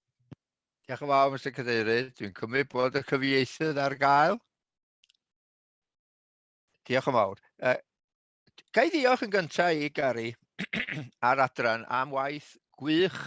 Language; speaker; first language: Welsh; native; Welsh